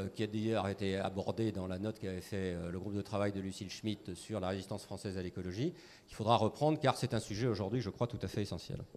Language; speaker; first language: French; native; French